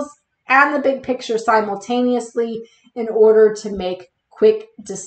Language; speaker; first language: English; native; English